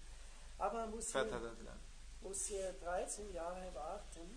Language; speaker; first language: German; native; German